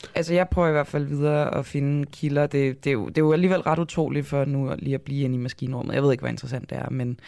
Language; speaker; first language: Danish; native; Danish